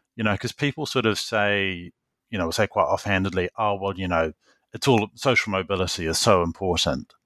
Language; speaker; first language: English; native; English